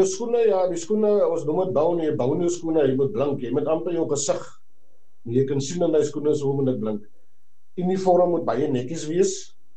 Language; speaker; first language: Afrikaans; native; Afrikaans